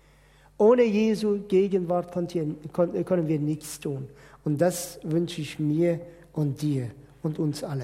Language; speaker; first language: German; non-native, fluent; Persian